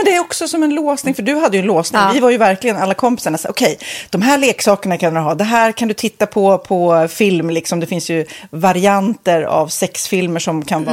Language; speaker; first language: Swedish; native; Swedish